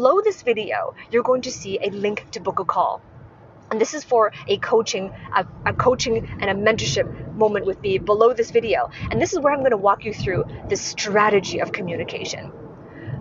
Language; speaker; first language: English; non-native, local second language; Cantonese